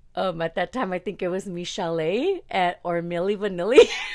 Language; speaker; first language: English; early bilingual, other home language; Spanish